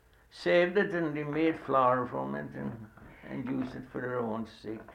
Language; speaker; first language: English; non-native, fluent; Swedish